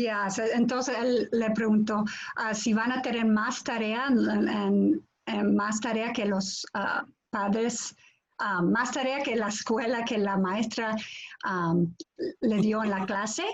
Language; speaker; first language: Spanish; non-native, fluent; English